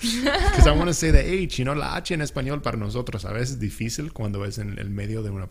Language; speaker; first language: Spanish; non-native, local second language; English